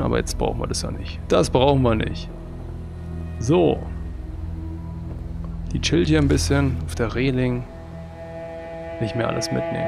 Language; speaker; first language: German; native; German